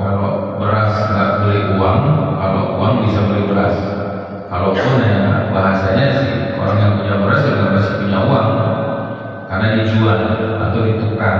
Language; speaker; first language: Indonesian; native; Indonesian